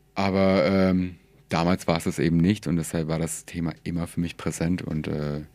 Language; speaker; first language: German; early bilingual, other home language; Persian